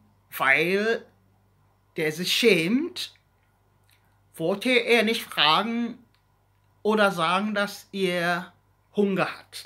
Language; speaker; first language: German; non-native, learner; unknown